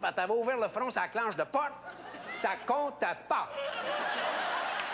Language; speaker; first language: French; native; French